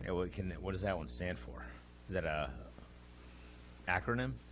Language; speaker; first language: English; native; English